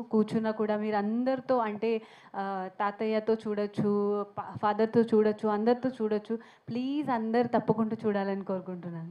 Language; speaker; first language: Telugu; non-native, fluent; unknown